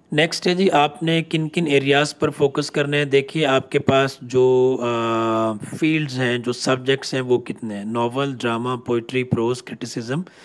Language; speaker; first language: Urdu; non-native, local second language; Punjabi